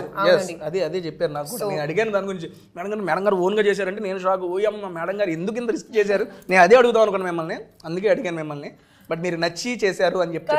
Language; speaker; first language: Telugu; native; Telugu